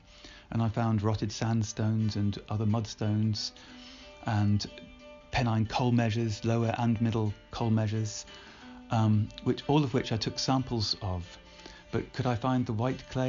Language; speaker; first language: English; native; English